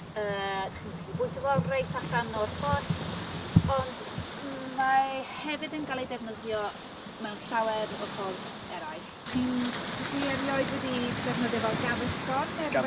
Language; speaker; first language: Welsh; non-native, fluent; English